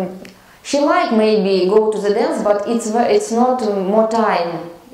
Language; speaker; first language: English; non-native, learner; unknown